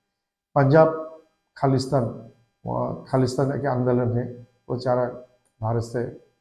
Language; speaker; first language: Hindi; non-native, learner; Bangla